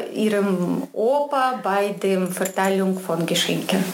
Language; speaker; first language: German; non-native, fluent; Russian